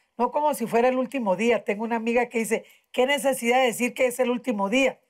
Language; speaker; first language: Spanish; native; Spanish